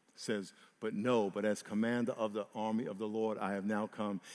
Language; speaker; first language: English; native; English